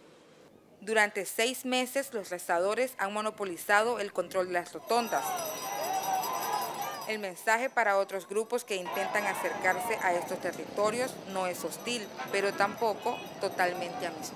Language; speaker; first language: Spanish; native; Spanish